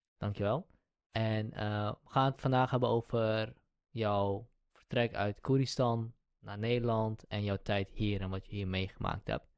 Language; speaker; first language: Dutch; early bilingual, other home language; Kurdish